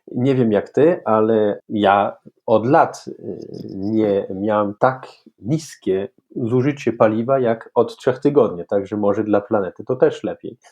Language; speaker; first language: Polish; non-native, fluent; French